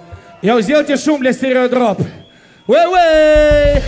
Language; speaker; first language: Russian; non-native, fluent; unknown